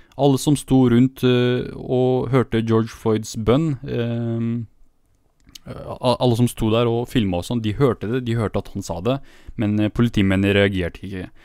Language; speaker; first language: Norwegian; early bilingual, other home language; Kurdish